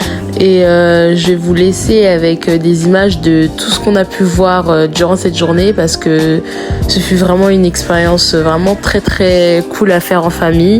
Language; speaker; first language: French; native; French